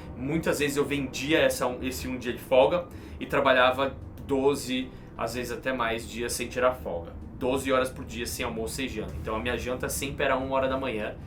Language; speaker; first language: Portuguese; native; Portuguese